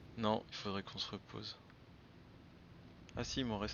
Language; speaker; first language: French; native; French